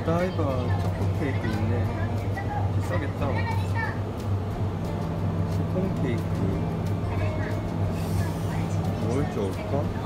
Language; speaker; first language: Korean; non-native, fluent; Japanese